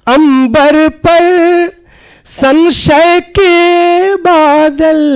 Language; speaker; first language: Hindi; native; Hindi